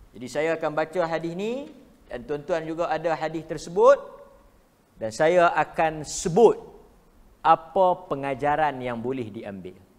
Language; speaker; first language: Malay; native; Malay